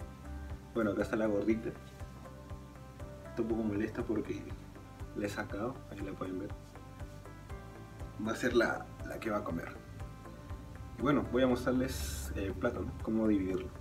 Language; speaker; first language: Spanish; native; Spanish